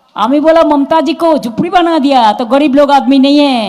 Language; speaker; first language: Hindi; non-native, local second language; Bangla